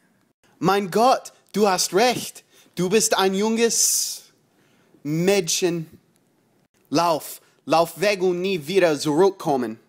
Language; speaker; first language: German; non-native, learner; English